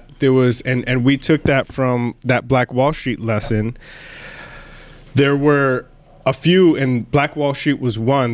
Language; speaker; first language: English; native; English